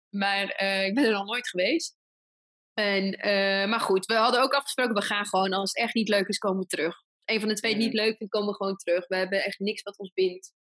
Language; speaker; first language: Dutch; early bilingual, other home language; Persian